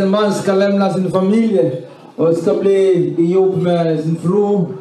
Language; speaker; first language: Swedish; non-native, fluent; Swahili